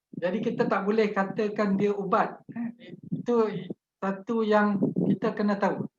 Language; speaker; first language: Malay; native; Malay